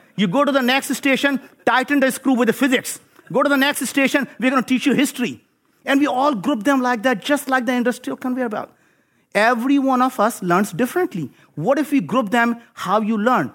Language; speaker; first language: English; non-native, local second language; Hindi